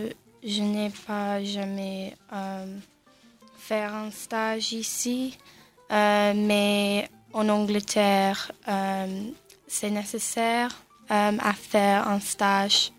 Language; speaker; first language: French; non-native, learner; English